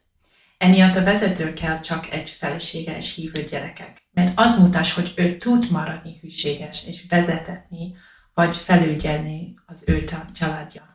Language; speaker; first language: Hungarian; non-native, learner; English